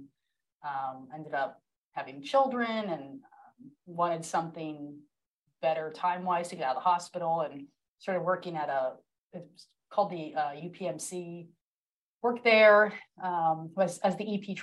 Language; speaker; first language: English; native; English